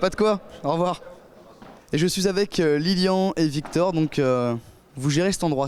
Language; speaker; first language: French; native; French